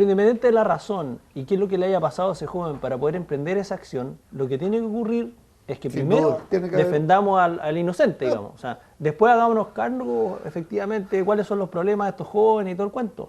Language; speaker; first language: Spanish; native; Spanish